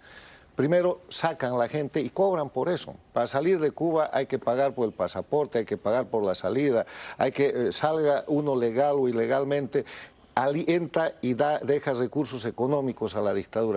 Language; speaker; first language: Spanish; native; Spanish